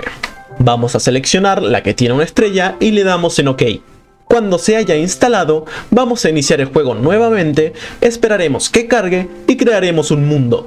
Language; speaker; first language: Spanish; native; Spanish